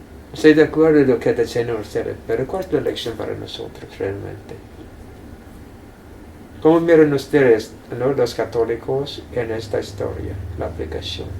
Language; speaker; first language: Spanish; non-native, fluent; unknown